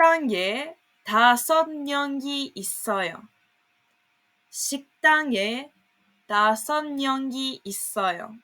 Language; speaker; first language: Korean; non-native, fluent; Serbian